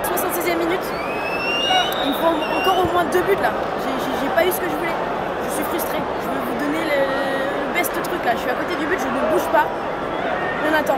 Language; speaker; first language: French; native; French